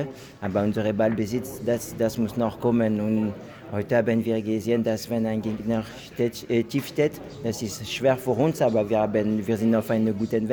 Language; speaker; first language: German; non-native, fluent; French